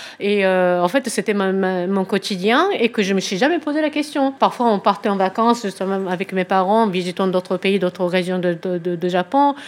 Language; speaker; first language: French; non-native, fluent; Japanese